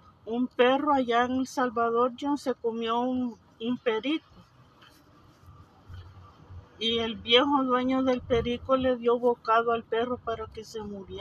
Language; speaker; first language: Spanish; native; Spanish